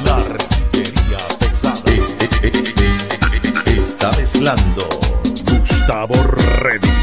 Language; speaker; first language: Spanish; native; Spanish